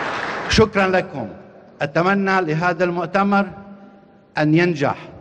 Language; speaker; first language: Arabic; non-native, fluent; Bosnian